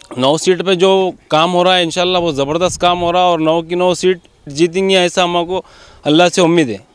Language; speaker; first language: Hindi; non-native, local second language; Urdu